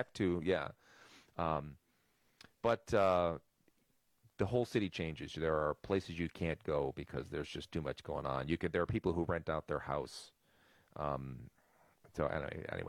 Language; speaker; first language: English; native; English